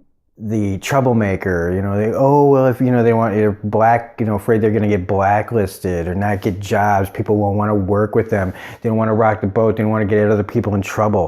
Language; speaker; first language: English; native; English